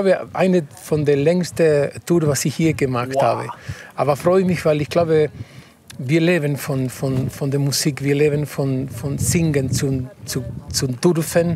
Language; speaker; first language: German; non-native, fluent; Spanish